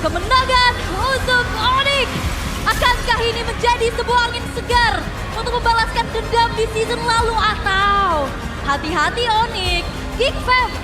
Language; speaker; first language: Indonesian; native; Indonesian